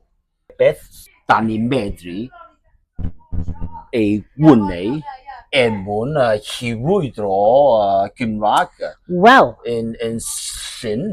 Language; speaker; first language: Welsh; non-native, learner; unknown